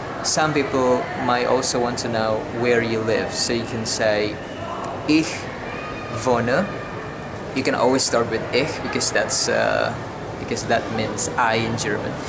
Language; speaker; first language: English; non-native, fluent; Indonesian